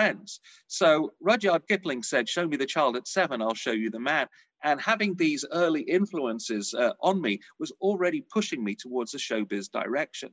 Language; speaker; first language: English; native; English